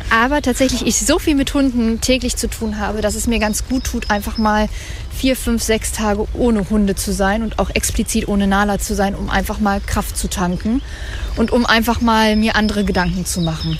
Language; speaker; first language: German; native; German